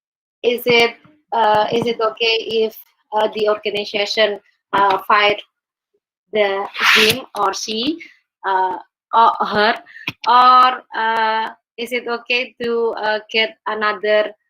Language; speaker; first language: English; non-native, learner; Indonesian